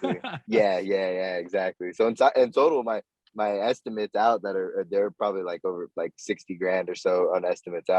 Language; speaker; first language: English; native; English